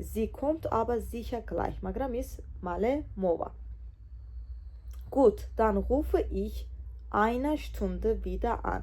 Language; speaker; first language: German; non-native, fluent; Georgian